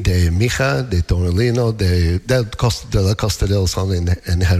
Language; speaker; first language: Spanish; non-native, learner; English